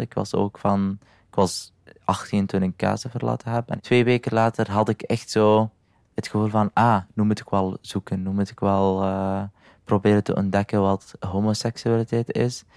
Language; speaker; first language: Dutch; non-native, fluent; Arabic